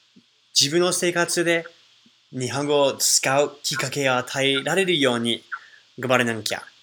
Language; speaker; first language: Japanese; non-native, fluent; English